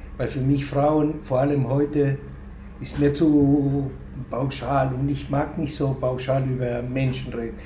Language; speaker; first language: German; non-native, fluent; Spanish